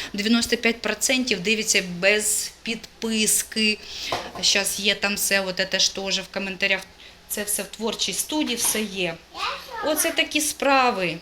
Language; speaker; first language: Ukrainian; non-native, local second language; Russian